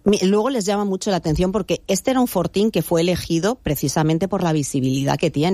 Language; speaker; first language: Spanish; native; Spanish